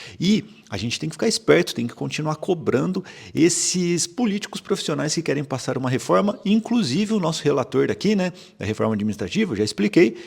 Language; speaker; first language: Portuguese; native; Portuguese